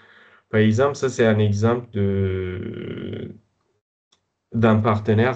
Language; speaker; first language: French; non-native, fluent; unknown